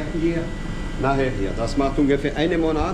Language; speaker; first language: German; non-native, local second language; French